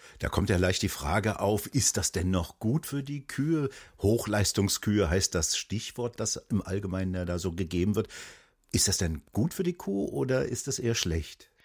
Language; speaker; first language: German; native; German